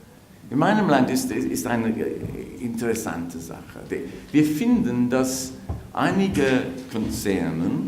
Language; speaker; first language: German; non-native, fluent; English